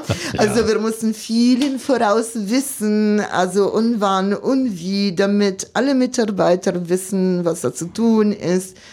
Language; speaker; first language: German; non-native, fluent; Italian